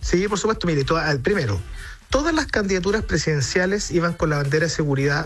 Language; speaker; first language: Spanish; native; Spanish